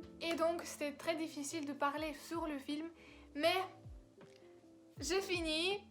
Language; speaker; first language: French; non-native, learner; Russian